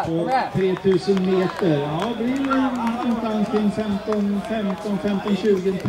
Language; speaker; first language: Swedish; native; Swedish